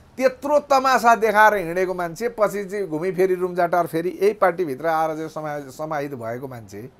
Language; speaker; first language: Nepali; native; Nepali